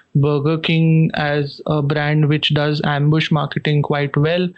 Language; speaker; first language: English; non-native, local second language; Hindi